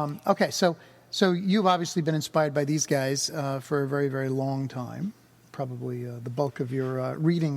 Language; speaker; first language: English; native; English